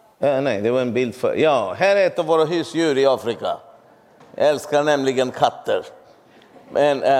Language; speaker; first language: Swedish; non-native, fluent; Urdu